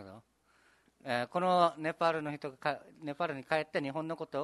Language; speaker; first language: Japanese; native; Japanese